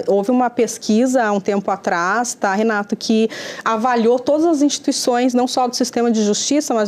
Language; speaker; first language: Portuguese; native; Portuguese